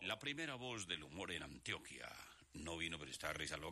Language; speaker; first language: Spanish; native; Spanish